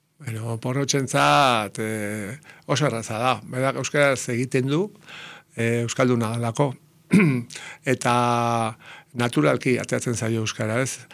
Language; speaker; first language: Basque; native; Basque